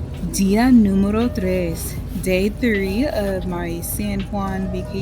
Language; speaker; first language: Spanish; non-native, learner; English